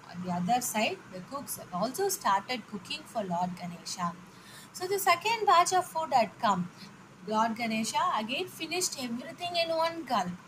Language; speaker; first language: English; non-native, local second language; Tamil